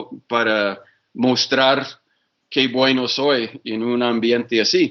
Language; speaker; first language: Spanish; non-native, fluent; English